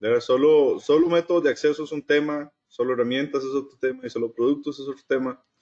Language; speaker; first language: Spanish; native; Spanish